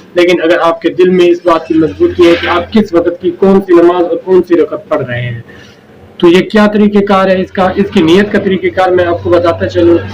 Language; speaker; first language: Urdu; native; Urdu